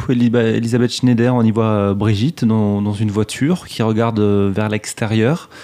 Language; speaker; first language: French; native; French